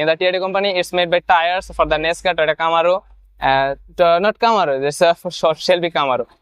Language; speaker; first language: English; non-native, learner; Bangla